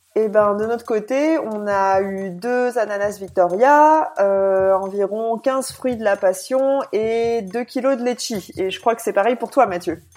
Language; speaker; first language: French; native; French